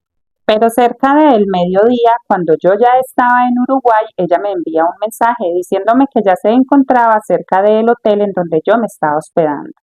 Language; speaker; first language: Spanish; native; Spanish